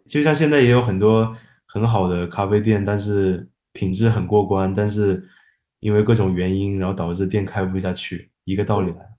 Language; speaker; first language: Chinese; non-native, fluent; Japanese